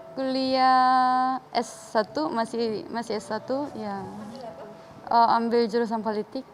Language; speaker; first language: Indonesian; non-native, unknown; Korean